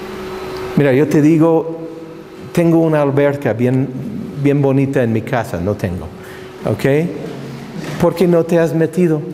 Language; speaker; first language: Spanish; non-native, fluent; English